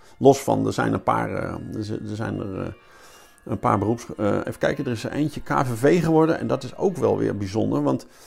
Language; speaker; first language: Dutch; native; Dutch